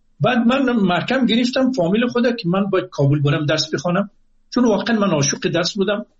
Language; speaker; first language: Persian; native; Persian